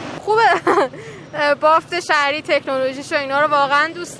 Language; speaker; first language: Persian; native; Persian